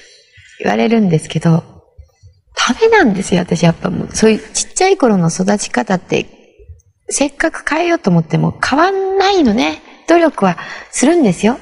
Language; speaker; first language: Japanese; native; Japanese